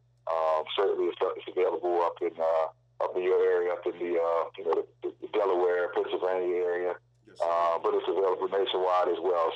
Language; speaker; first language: English; native; English